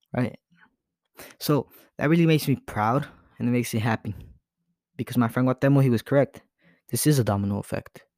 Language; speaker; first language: English; early bilingual, other home language; Spanish